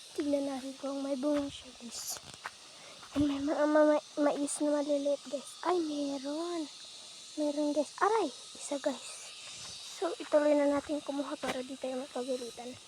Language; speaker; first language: Filipino; non-native, local second language; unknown